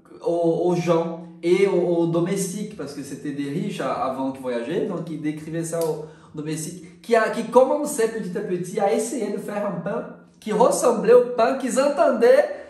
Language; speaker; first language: French; non-native, fluent; Portuguese